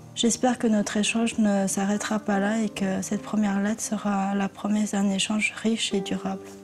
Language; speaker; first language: French; early bilingual, other home language; Korean